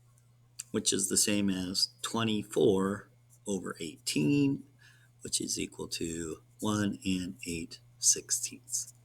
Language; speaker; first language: English; native; English